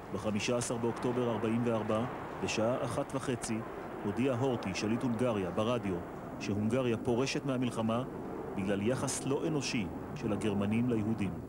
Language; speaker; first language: Hebrew; native; Hebrew